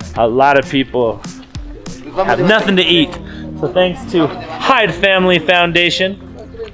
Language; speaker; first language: English; native; English